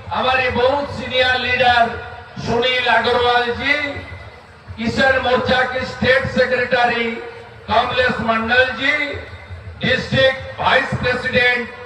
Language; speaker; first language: Hindi; non-native, local second language; Bangla